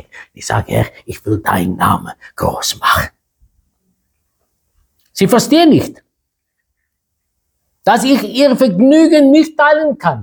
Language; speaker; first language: German; non-native, fluent; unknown